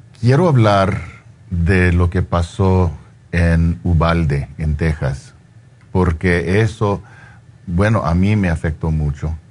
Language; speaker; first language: Spanish; early bilingual, heritage; Spanish